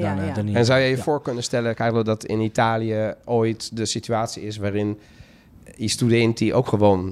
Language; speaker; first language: Dutch; native; Dutch